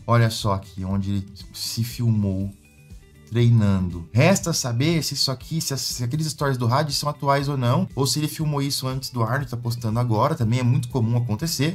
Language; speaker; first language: Portuguese; native; Portuguese